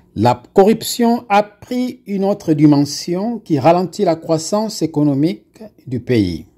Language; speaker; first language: French; non-native, local second language; Lingala